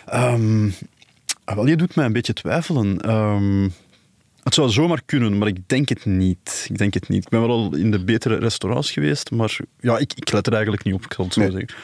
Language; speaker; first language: Dutch; native; Dutch